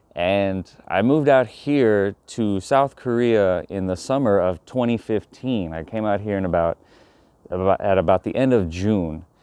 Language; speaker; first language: English; native; English